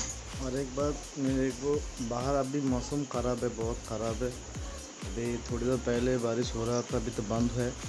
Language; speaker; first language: Hindi; non-native, local second language; Bangla